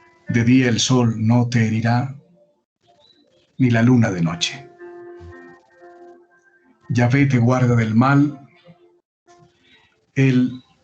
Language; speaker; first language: Spanish; native; Spanish